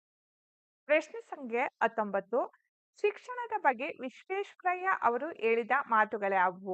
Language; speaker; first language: Kannada; native; Kannada